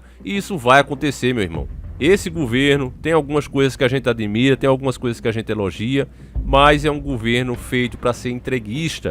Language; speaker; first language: Portuguese; native; Portuguese